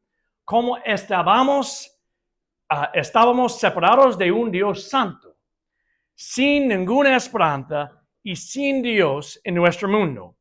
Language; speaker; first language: Spanish; non-native, fluent; English